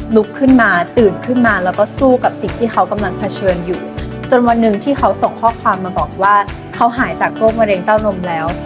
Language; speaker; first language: Thai; native; Thai